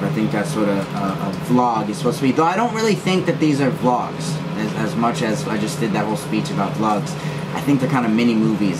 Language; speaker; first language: English; native; English